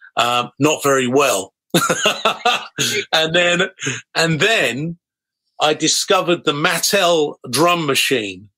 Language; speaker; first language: English; native; English